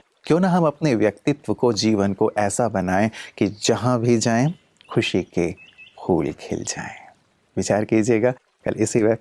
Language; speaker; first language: Hindi; native; Hindi